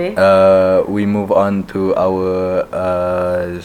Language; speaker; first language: English; non-native, local second language; Malay